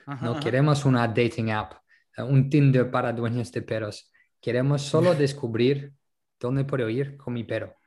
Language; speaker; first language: Spanish; non-native, local second language; French